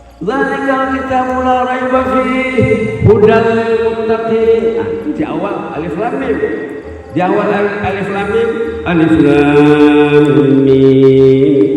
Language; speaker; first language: Indonesian; non-native, local second language; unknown